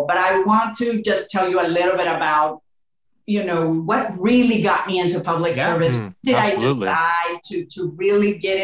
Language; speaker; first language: English; non-native, fluent; Spanish